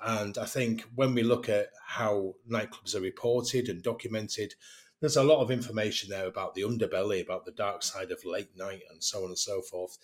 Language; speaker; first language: English; native; English